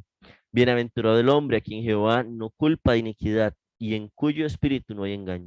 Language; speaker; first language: Spanish; native; Spanish